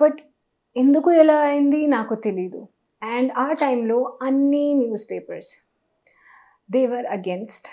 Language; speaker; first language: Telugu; non-native, learner; Hindi